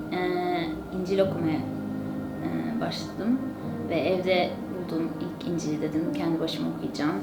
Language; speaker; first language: Turkish; early bilingual, other home language; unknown